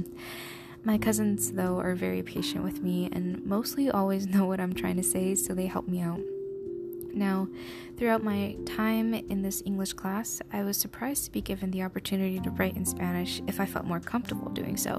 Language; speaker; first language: English; early bilingual, other home language; Spanish